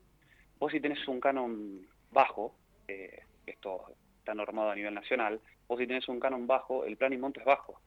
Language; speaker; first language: Spanish; native; Spanish